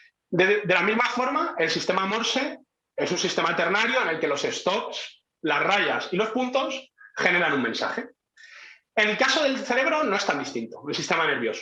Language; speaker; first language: Spanish; native; Spanish